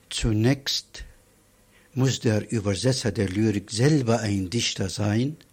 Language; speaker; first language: German; non-native, fluent; Arabic